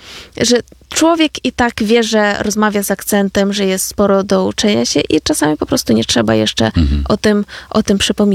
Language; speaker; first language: Polish; non-native, fluent; Ukrainian